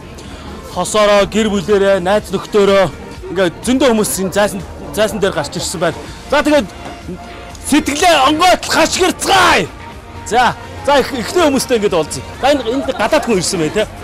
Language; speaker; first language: Mongolian; native; Mongolian